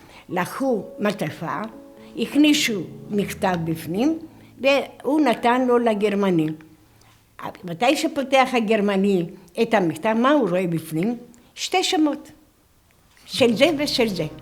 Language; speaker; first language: Hebrew; non-native, fluent; Greek